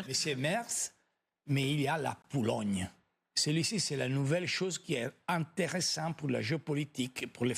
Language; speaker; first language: French; non-native, fluent; Italian